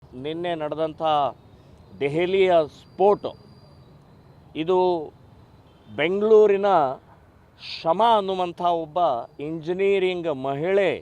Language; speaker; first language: Kannada; native; Kannada